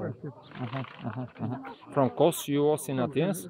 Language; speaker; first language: English; non-native, learner; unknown